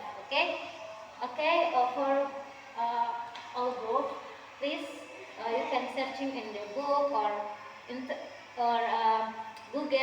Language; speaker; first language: English; non-native, learner; Indonesian